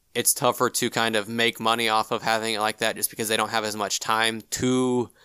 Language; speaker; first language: English; native; English